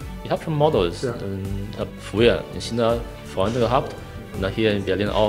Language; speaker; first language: German; non-native, learner; Chinese